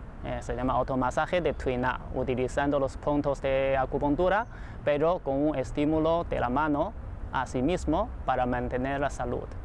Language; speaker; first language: Spanish; non-native, fluent; Chinese